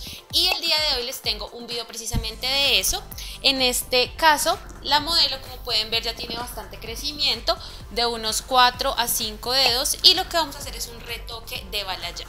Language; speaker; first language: Spanish; native; Spanish